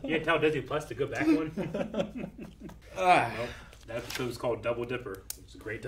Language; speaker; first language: English; native; English